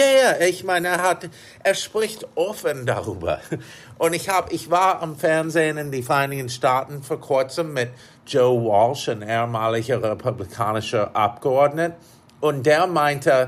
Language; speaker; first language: German; non-native, fluent; English